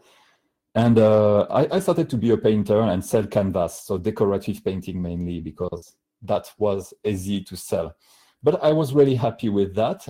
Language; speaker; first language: English; non-native, fluent; French